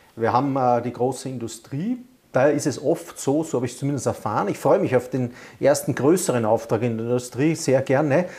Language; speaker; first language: German; native; German